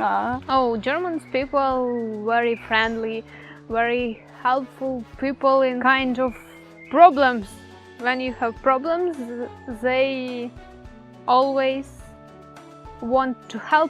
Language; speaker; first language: English; non-native, learner; Ukrainian